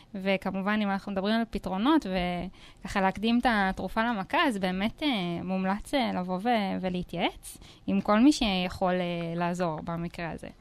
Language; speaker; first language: Hebrew; native; Hebrew